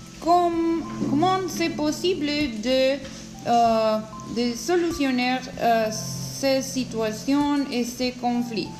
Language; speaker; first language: French; non-native, learner; Spanish